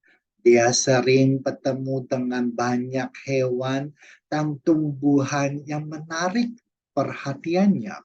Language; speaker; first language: Indonesian; non-native, fluent; Chinese